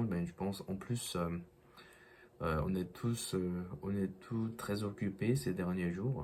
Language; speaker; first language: French; non-native, learner; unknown